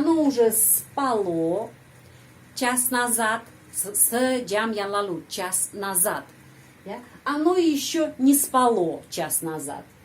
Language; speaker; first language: Russian; non-native, fluent; Indonesian